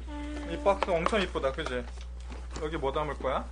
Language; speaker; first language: Korean; native; Korean